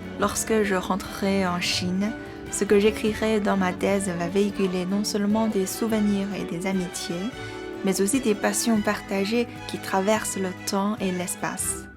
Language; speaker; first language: French; non-native, fluent; Chinese